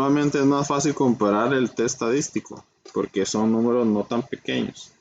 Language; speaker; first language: Spanish; native; Spanish